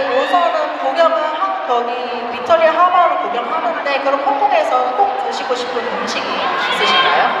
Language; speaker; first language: Korean; non-native, fluent; Cantonese